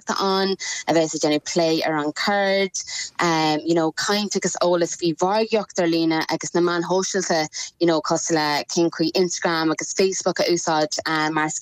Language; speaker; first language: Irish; non-native, local second language; English